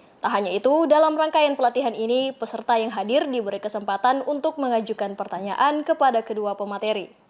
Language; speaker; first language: Indonesian; native; Indonesian